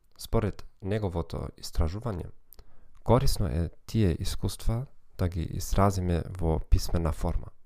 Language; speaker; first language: Macedonian; non-native, learner; German